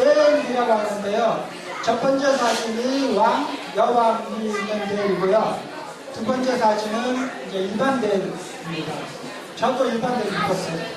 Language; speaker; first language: Korean; non-native, fluent; Mongolian